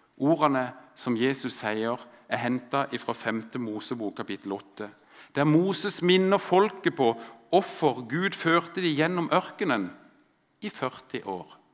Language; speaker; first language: Norwegian; native; Norwegian